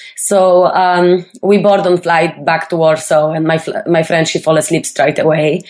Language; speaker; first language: English; non-native, fluent; Polish